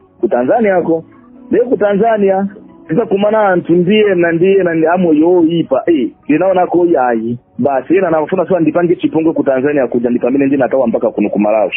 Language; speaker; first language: Nyanja; non-native, fluent; Swahili